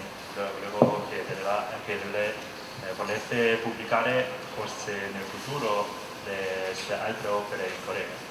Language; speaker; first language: Italian; non-native, fluent; Korean